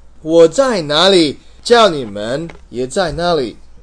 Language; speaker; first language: Chinese; non-native, fluent; English